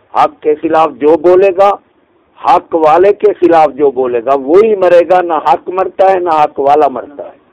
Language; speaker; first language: Urdu; non-native, local second language; Punjabi